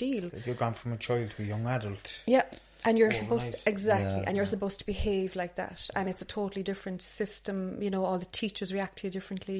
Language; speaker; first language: English; native; English